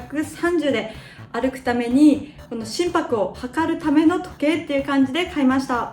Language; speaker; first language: Japanese; native; Japanese